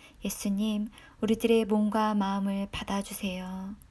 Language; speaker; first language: Korean; native; Korean